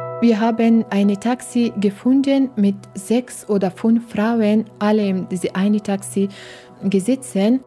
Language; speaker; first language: German; non-native, learner; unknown